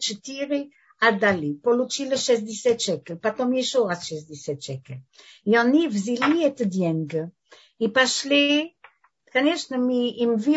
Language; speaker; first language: Russian; non-native, fluent; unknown